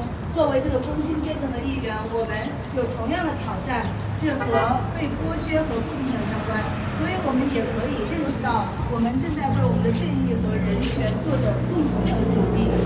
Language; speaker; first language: Chinese; early bilingual, other home language; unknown